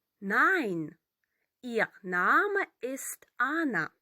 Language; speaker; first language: German; non-native, fluent; Ukrainian